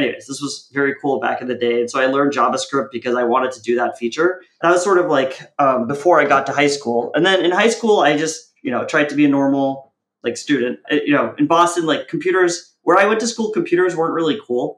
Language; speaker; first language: English; native; English